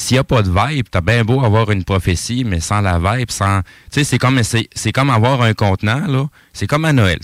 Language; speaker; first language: French; native; French